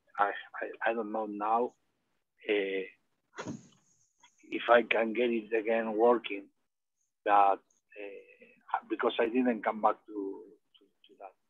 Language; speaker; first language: English; non-native, learner; Spanish